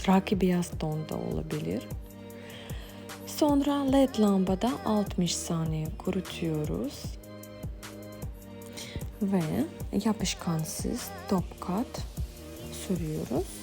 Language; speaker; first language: Turkish; non-native, fluent; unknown